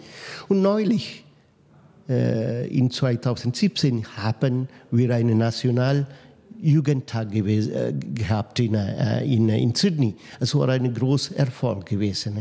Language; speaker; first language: German; non-native, fluent; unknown